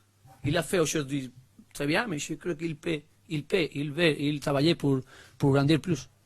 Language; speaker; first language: French; non-native, learner; Spanish